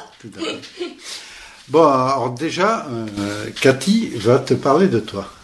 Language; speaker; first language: French; native; French